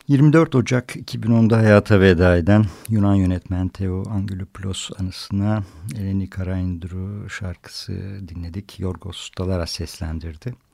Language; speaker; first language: Turkish; native; Turkish